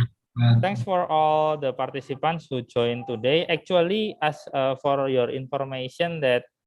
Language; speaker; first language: English; non-native, fluent; Indonesian